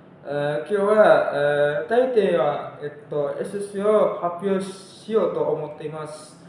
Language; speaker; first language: Japanese; non-native, learner; Indonesian